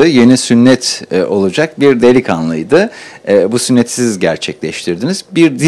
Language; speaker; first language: Turkish; native; Turkish